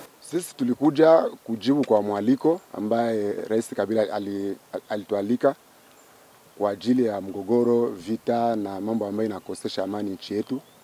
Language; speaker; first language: Swahili; native; Swahili